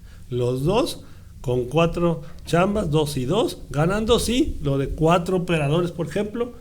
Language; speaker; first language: Spanish; native; Spanish